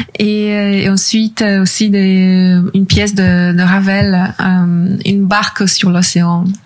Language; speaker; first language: French; non-native, fluent; Polish